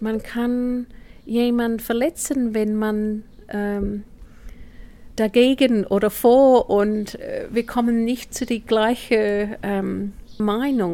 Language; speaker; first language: German; non-native, fluent; English